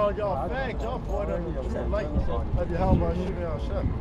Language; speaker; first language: English; native; English